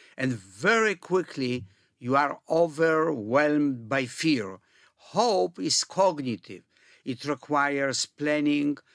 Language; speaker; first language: English; non-native, fluent; Polish